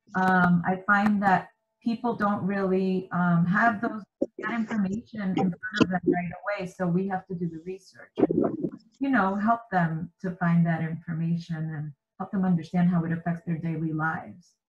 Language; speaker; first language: English; early bilingual, other home language; Spanish